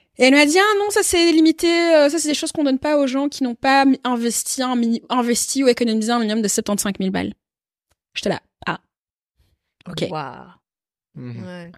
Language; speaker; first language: French; native; French